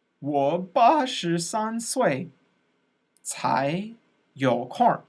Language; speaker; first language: Chinese; non-native, fluent; English